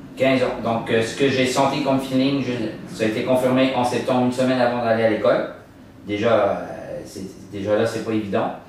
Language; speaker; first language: French; native; French